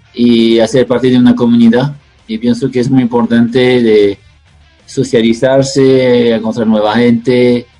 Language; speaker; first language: Spanish; non-native, fluent; French